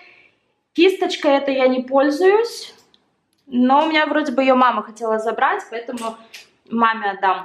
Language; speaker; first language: Russian; native; Russian